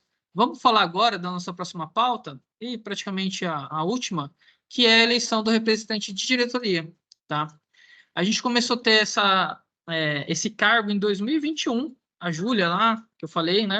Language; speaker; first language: Portuguese; native; Portuguese